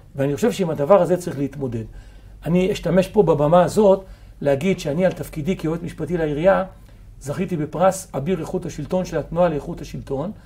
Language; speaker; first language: Hebrew; native; Hebrew